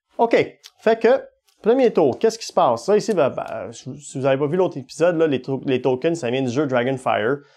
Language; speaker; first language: French; native; French